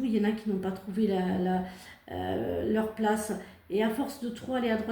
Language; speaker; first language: French; native; French